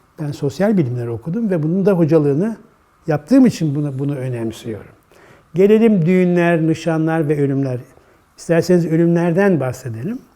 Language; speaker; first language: Turkish; native; Turkish